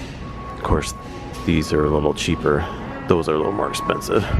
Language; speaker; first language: English; native; English